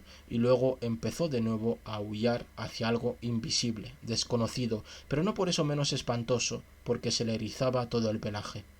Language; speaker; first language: Spanish; native; Spanish